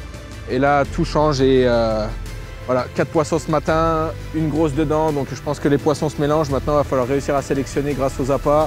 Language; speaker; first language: French; native; French